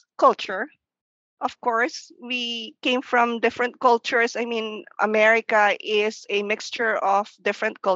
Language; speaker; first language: English; non-native, local second language; Filipino